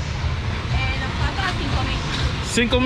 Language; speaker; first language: Spanish; native; Spanish